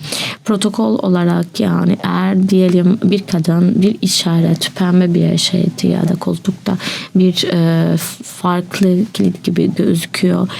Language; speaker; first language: Turkish; non-native, learner; Albanian